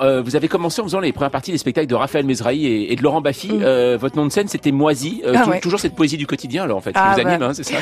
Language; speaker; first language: French; native; French